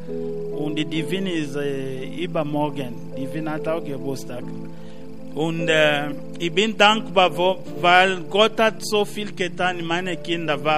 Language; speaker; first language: German; non-native, learner; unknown